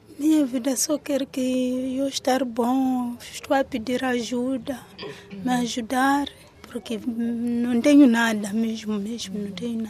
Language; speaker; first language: Portuguese; non-native, local second language; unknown